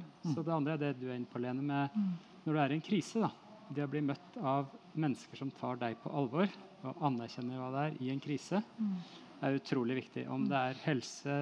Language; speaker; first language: Norwegian; native; Norwegian